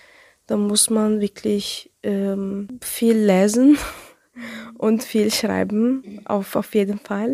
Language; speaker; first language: German; non-native, learner; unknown